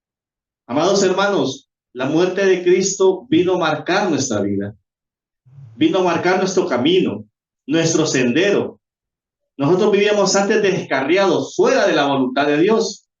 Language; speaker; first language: Spanish; native; Spanish